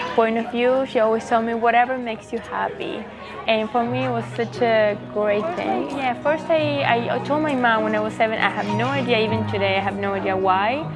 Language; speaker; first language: English; non-native, fluent; Spanish